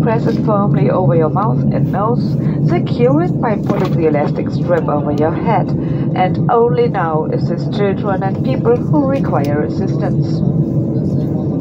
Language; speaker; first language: English; non-native, fluent; German